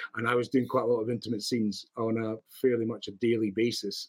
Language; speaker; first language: English; native; English